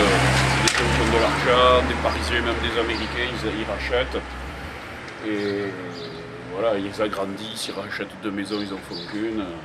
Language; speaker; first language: French; native; French